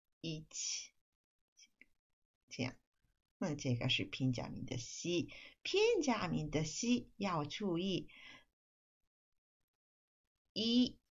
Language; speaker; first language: Chinese; non-native, fluent; Japanese